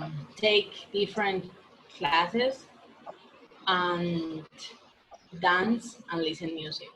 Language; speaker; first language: English; non-native, learner; Spanish